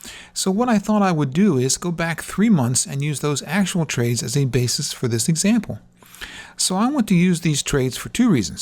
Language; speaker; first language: English; native; English